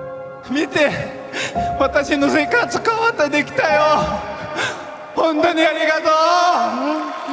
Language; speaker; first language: Japanese; non-native, learner; Portuguese